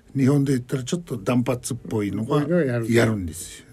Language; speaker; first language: Japanese; non-native, fluent; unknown